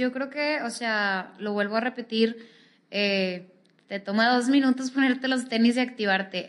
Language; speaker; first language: Spanish; native; Spanish